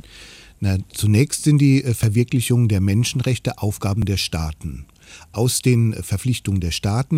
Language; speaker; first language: German; native; German